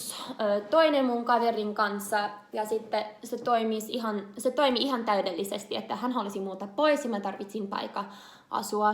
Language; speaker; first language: Finnish; non-native, learner; English